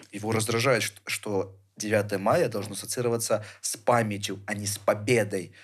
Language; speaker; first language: Ukrainian; early bilingual, other home language; Armenian